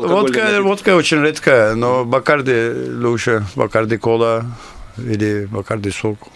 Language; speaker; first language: Russian; non-native, learner; Turkish